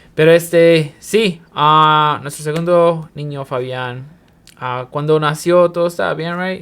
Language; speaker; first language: Spanish; early bilingual, heritage; Spanish